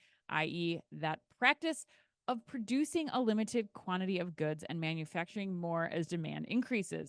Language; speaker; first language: English; native; English